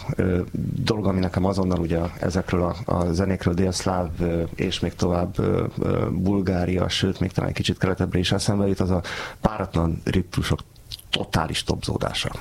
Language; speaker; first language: Hungarian; native; Hungarian